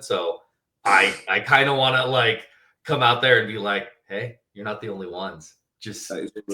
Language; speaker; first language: English; native; English